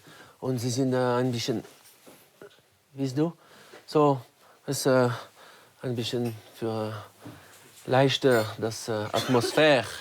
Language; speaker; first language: German; non-native, learner; French